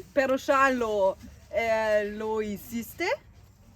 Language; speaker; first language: Spanish; non-native, fluent; German